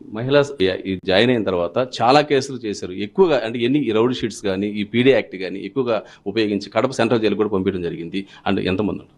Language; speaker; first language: Telugu; native; Telugu